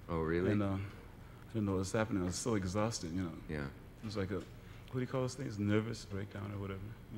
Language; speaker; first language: English; native; English